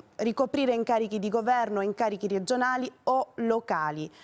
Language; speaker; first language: Italian; native; Italian